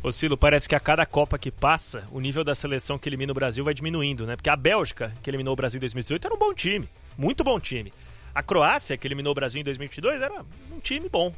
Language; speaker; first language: Portuguese; native; Portuguese